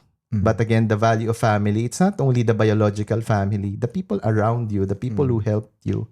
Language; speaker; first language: English; non-native, local second language; Filipino